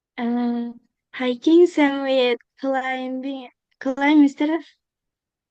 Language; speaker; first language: English; non-native, learner; Indonesian